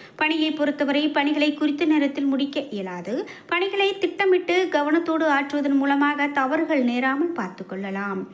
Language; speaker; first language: Tamil; native; Tamil